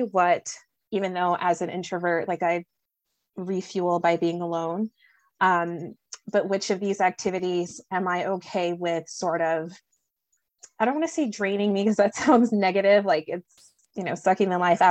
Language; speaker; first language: English; native; English